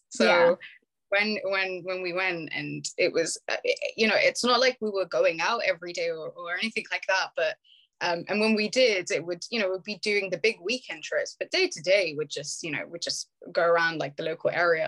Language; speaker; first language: English; native; English